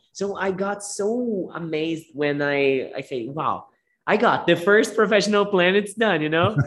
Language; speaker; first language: English; non-native, fluent; Portuguese